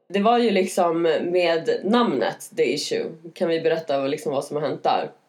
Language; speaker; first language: Swedish; native; Swedish